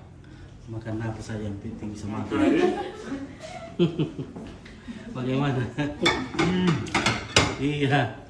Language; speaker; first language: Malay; non-native, local second language; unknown